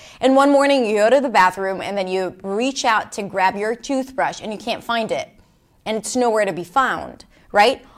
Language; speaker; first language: English; non-native, fluent; Hebrew